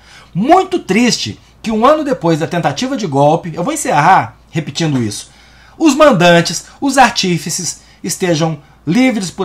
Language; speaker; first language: Portuguese; native; Portuguese